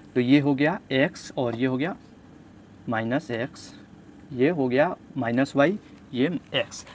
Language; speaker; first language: Hindi; native; Hindi